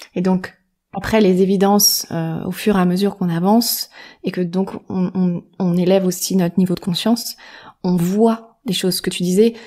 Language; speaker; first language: French; native; French